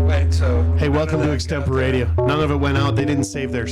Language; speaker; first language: English; native; English